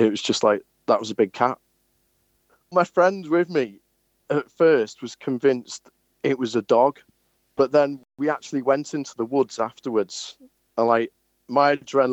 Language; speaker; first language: English; native; English